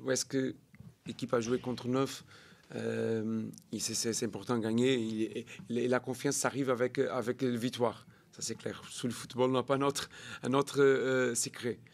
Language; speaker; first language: French; non-native, learner; Portuguese